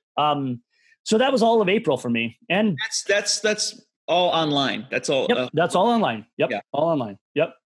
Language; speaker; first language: English; native; English